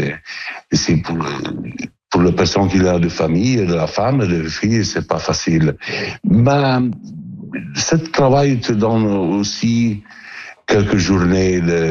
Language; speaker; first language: French; non-native, learner; Italian